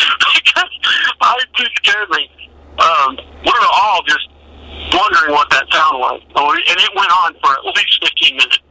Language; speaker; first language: English; native; English